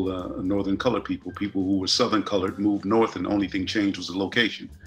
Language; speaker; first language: English; native; English